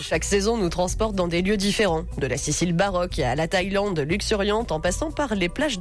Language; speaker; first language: French; native; French